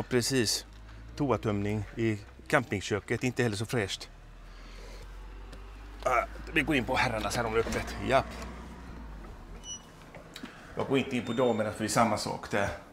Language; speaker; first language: Swedish; native; Swedish